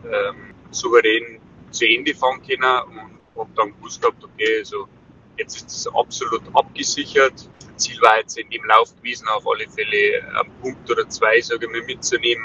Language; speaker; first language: German; native; German